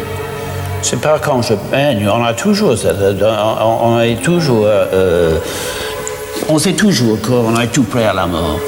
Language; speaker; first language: French; non-native, fluent; English